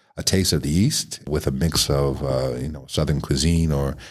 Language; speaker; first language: English; native; English